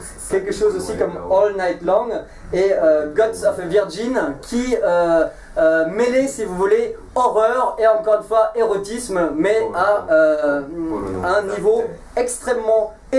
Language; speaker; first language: French; native; French